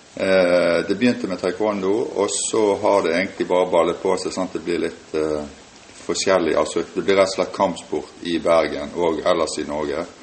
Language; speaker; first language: Norwegian; native; Norwegian